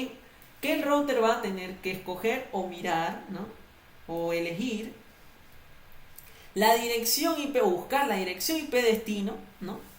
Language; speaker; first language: Spanish; native; Spanish